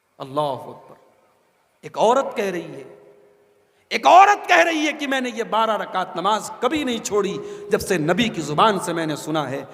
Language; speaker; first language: Urdu; native; Urdu